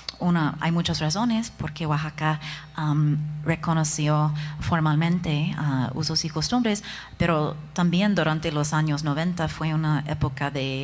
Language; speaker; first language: Spanish; non-native, fluent; English